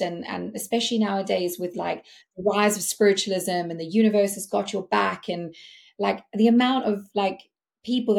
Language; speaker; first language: English; native; English